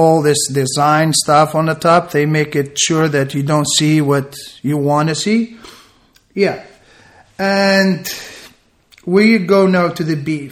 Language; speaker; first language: English; non-native, fluent; Arabic